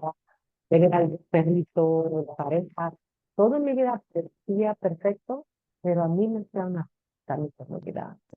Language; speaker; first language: Spanish; early bilingual, heritage; Spanish